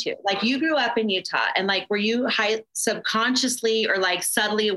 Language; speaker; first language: English; native; English